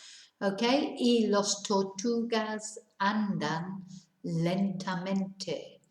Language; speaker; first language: Spanish; non-native, fluent; English